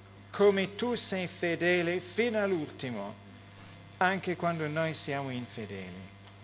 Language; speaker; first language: Italian; non-native, fluent; English